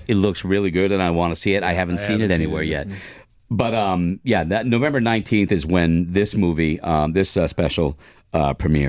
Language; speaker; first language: English; native; English